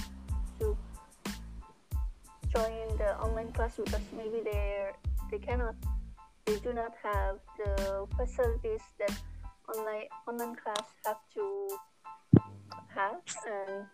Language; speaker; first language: English; non-native, learner; Indonesian